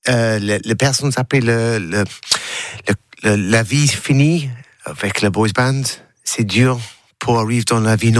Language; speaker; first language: French; non-native, learner; English